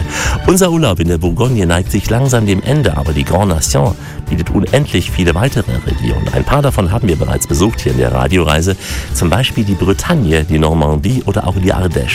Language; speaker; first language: German; native; German